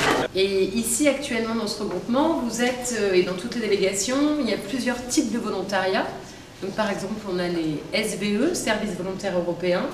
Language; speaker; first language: French; native; French